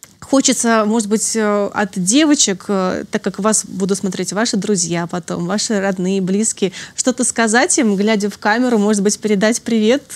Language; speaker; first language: Russian; native; Russian